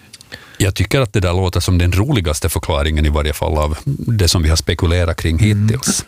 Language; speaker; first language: Swedish; native; Swedish